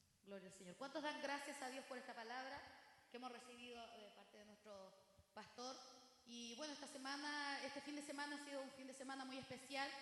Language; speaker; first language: Spanish; native; Spanish